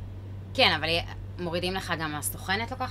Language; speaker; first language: Hebrew; native; Hebrew